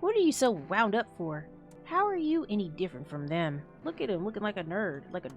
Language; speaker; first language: English; native; English